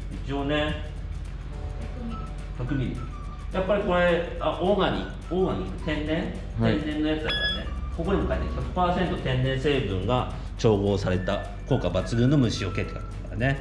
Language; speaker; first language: Japanese; native; Japanese